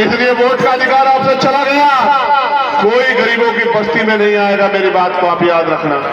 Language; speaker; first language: Hindi; native; Hindi